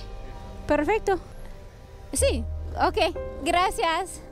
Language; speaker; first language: Spanish; non-native, learner; English